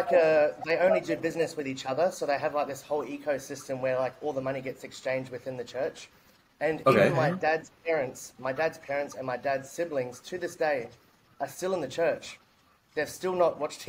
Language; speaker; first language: English; native; English